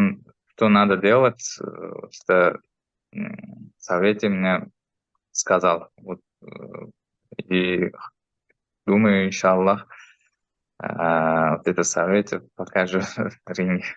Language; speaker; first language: Russian; non-native, fluent; Uzbek